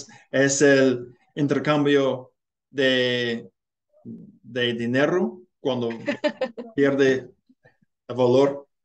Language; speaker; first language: Spanish; non-native, learner; English